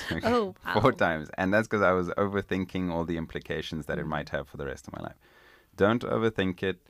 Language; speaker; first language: English; non-native, local second language; Italian